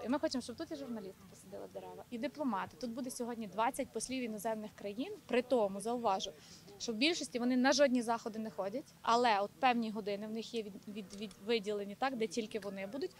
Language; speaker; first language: Ukrainian; native; Ukrainian